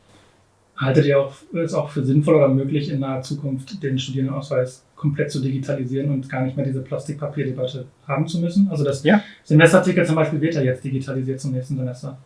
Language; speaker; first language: German; native; German